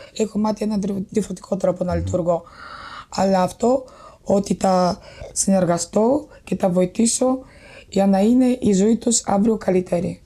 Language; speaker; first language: Greek; non-native, fluent; Bulgarian